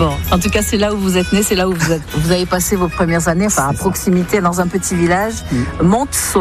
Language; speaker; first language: French; native; French